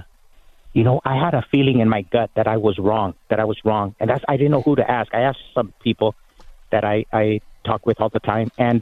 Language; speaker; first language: English; non-native, fluent; Spanish